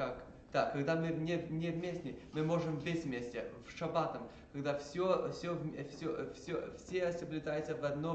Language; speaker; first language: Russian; early bilingual, heritage; English